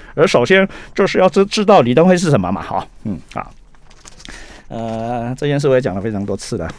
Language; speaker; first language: Chinese; native; Chinese